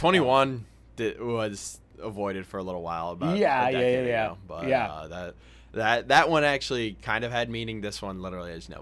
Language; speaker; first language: English; native; English